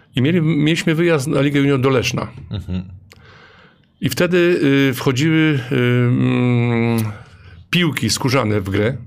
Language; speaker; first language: Polish; native; Polish